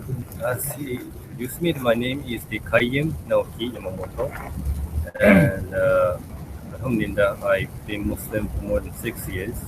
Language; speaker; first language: English; non-native, fluent; Japanese